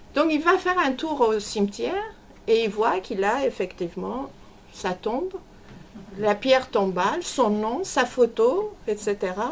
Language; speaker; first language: French; non-native, fluent; Persian